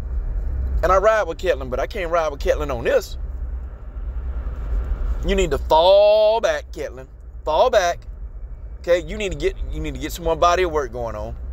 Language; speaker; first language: English; native; English